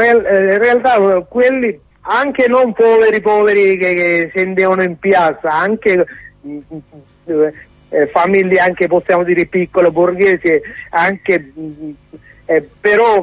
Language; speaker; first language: Italian; non-native, learner; Sinhala